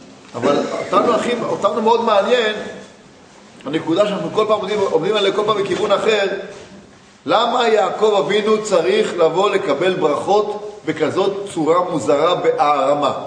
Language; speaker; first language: Hebrew; native; Hebrew